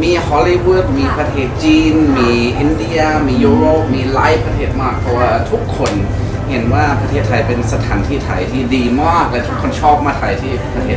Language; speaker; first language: Thai; non-native, fluent; English